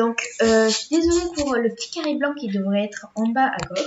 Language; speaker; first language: French; native; French